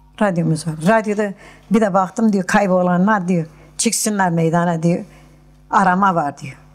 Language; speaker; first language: Turkish; non-native, local second language; Kurdish